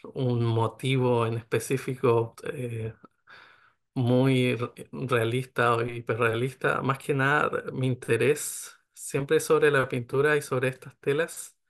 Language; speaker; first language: Spanish; native; Spanish